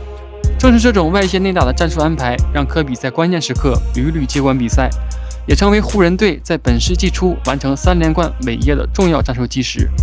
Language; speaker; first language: Chinese; native; Chinese